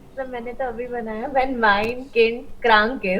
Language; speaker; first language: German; non-native, learner; Hindi